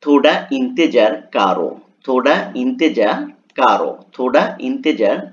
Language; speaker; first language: Hindi; non-native, learner; Bangla